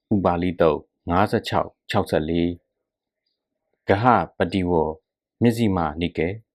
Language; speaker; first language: Burmese; native; Burmese